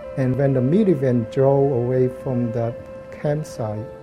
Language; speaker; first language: English; non-native, fluent; Khmer